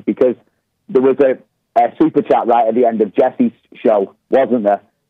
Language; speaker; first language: English; native; English